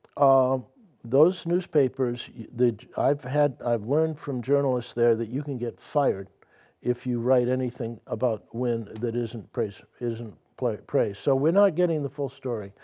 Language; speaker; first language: English; native; English